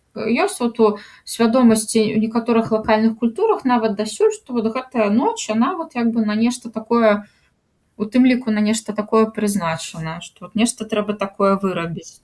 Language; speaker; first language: Belarusian; native; Belarusian